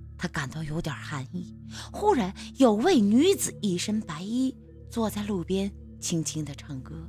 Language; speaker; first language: Chinese; native; Chinese